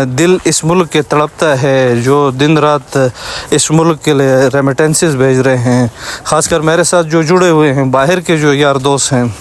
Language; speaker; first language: Urdu; non-native, local second language; Shina